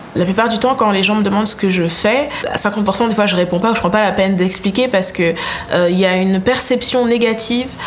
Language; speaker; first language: French; native; French